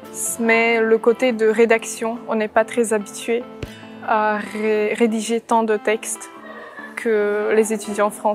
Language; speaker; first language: French; non-native, fluent; Czech